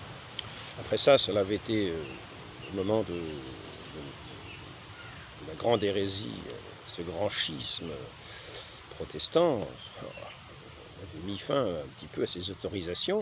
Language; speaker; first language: French; native; French